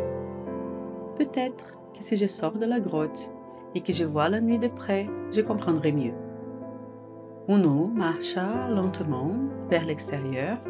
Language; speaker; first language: French; non-native, fluent; Portuguese